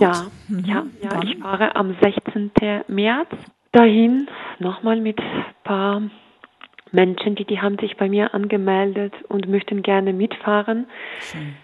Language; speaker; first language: German; non-native, fluent; Ukrainian